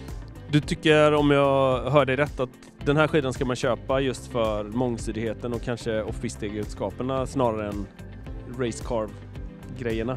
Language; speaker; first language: Swedish; native; Swedish